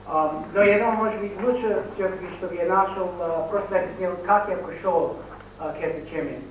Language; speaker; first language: Russian; non-native, fluent; English